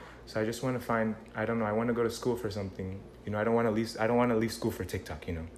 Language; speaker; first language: English; early bilingual, other home language; Spanish